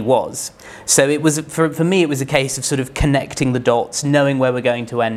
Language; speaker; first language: English; native; English